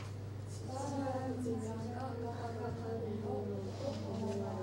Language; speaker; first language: Japanese; non-native, learner; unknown